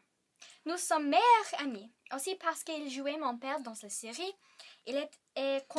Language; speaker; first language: French; non-native, learner; English